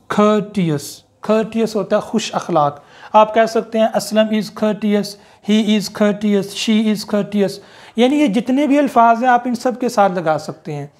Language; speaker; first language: Urdu; native; Urdu